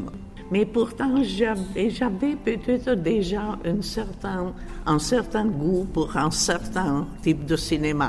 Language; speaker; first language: French; non-native, fluent; Czech